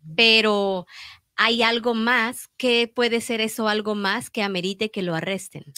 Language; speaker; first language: Spanish; native; Spanish